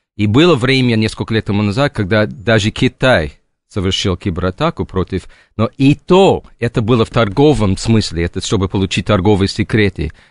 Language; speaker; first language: Russian; non-native, fluent; English